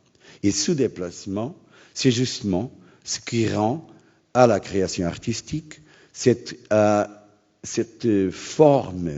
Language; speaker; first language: French; non-native, fluent; Portuguese